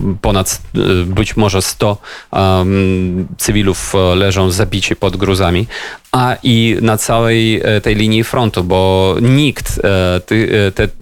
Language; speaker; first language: Polish; non-native, fluent; Ukrainian